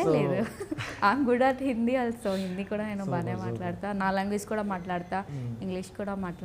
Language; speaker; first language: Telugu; non-native, learner; Odia